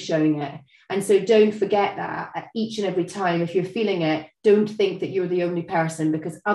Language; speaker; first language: English; native; English